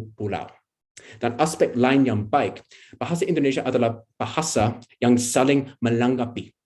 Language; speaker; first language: Indonesian; non-native, fluent; English